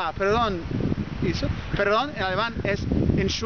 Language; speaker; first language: Spanish; non-native, learner; English